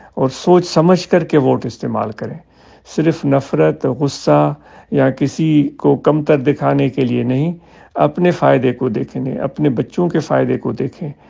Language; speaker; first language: Urdu; non-native, local second language; Sindhi